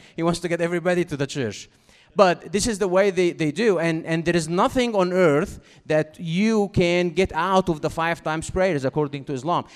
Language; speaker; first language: English; non-native, fluent; Arabic